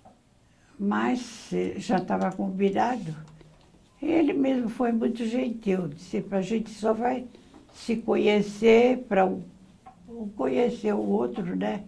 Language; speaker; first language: Portuguese; early bilingual, other home language; Arabic